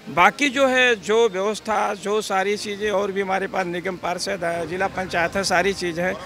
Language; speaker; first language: Hindi; native; Hindi